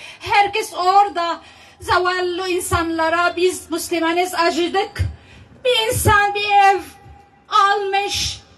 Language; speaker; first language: Turkish; non-native, learner; Arabic